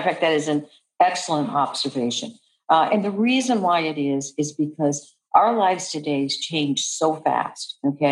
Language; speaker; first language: English; native; English